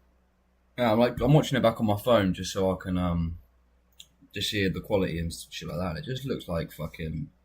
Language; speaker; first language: English; native; English